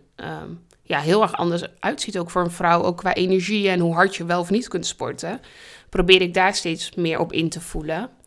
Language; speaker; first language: Dutch; early bilingual, other home language; Spanish